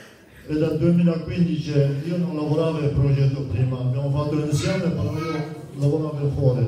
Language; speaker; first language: Italian; non-native, fluent; Kurdish